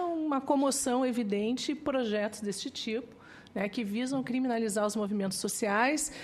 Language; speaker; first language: Portuguese; native; Portuguese